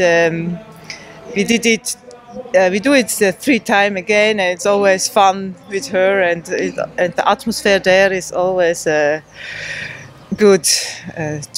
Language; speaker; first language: English; non-native, learner; German